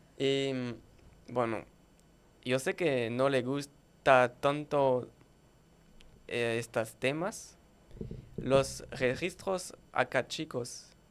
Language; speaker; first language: Spanish; non-native, learner; French